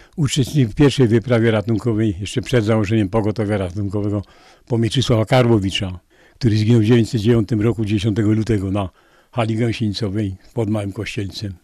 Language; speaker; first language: Polish; native; Polish